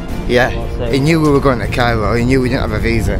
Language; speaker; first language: English; native; English